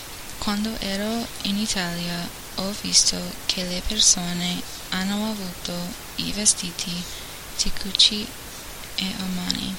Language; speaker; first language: Italian; non-native, learner; English